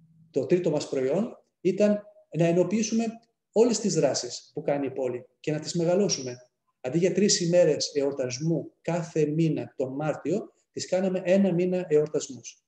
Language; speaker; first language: Greek; native; Greek